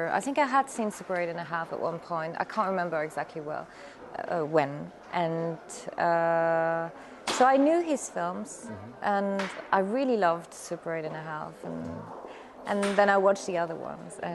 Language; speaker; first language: English; non-native, fluent; French